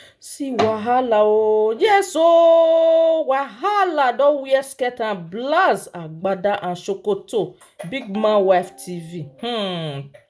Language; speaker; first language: Nigerian Pidgin; non-native, local second language; Yoruba